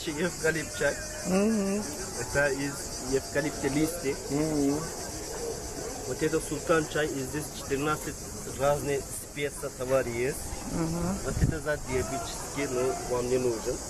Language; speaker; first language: Russian; non-native, learner; Turkish